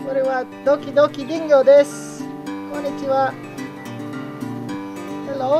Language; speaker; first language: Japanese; non-native, learner; English